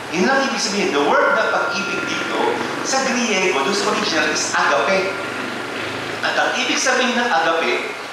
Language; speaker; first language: Filipino; native; Filipino